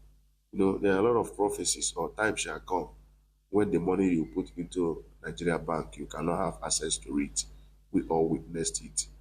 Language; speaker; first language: English; non-native, local second language; Igbo